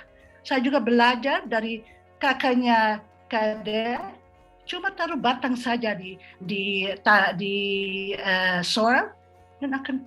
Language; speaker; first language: Indonesian; non-native, fluent; Dutch